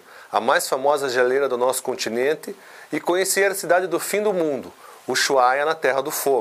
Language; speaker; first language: Portuguese; native; Portuguese